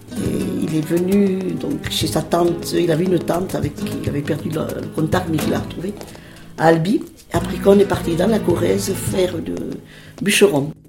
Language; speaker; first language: French; early bilingual, other home language; Spanish